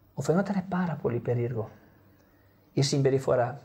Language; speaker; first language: Greek; non-native, fluent; Italian